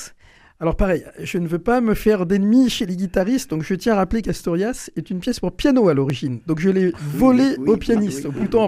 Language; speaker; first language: French; native; French